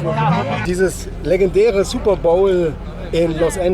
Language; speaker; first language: German; native; German